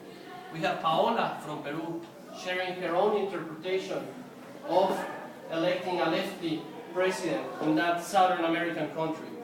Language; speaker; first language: English; non-native, fluent; Spanish